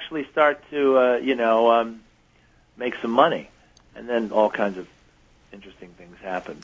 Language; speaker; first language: English; native; English